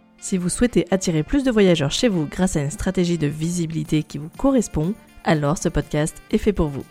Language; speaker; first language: French; native; French